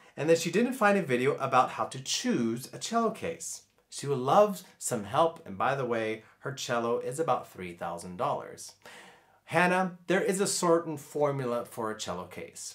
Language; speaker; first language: English; native; English